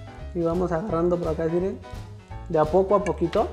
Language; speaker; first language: Spanish; native; Spanish